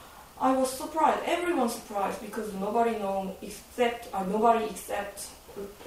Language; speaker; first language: English; non-native, learner; Korean